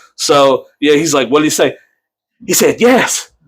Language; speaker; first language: English; native; English